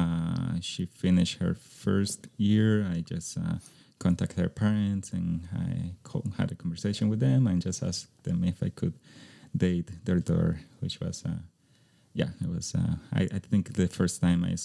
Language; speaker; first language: English; non-native, fluent; Spanish